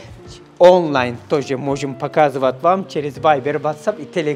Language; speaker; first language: Russian; non-native, learner; Turkish